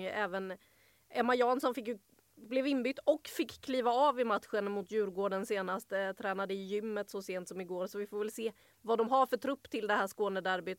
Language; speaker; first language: Swedish; native; Swedish